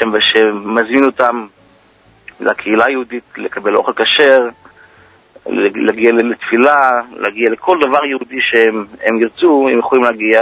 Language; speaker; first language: Hebrew; early bilingual, heritage; Hebrew